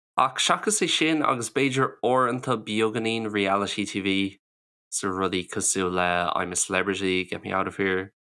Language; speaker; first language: Irish; non-native, local second language; English